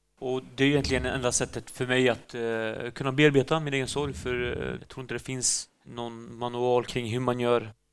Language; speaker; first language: Swedish; early bilingual, other home language; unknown